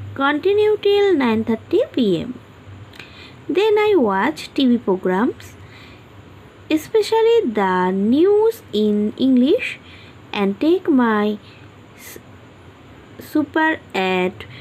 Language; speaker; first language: English; non-native, local second language; Bangla